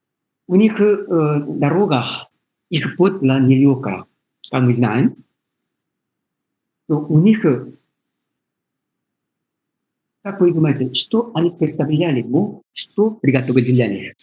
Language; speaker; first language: Russian; non-native, learner; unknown